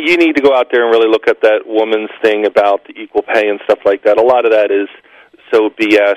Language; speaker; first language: English; native; English